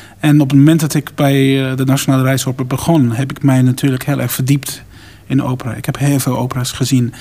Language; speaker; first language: Dutch; non-native, fluent; English